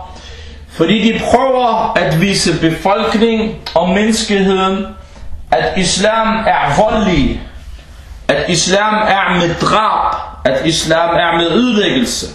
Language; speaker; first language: Danish; early bilingual, other home language; Arabic